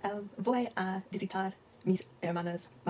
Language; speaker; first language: Spanish; non-native, learner; English